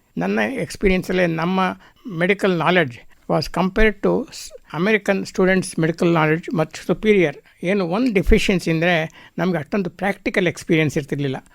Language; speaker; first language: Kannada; native; Kannada